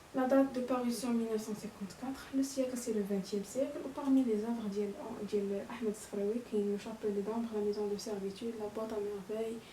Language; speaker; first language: French; non-native, local second language; Arabic